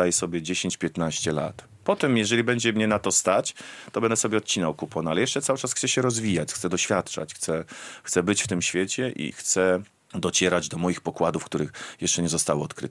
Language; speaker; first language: Polish; native; Polish